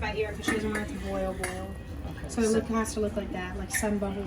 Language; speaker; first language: English; native; English